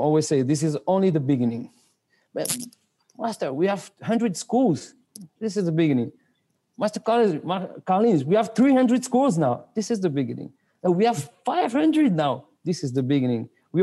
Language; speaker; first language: English; non-native, fluent; French